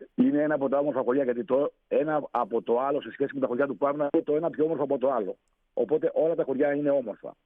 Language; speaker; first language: Greek; native; Greek